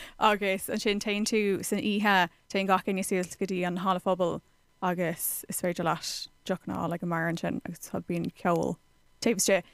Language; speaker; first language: Irish; non-native, local second language; English